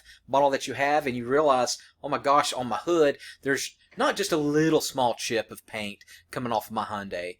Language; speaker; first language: English; native; English